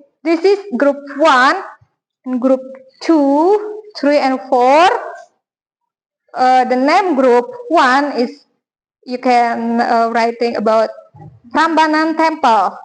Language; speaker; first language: English; non-native, learner; Indonesian